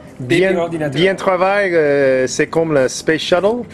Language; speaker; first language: French; non-native, learner; English